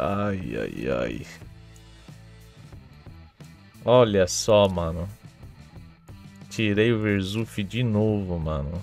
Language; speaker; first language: Portuguese; native; Portuguese